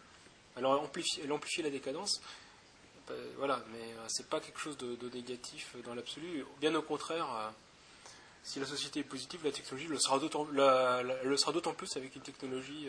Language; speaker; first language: French; native; French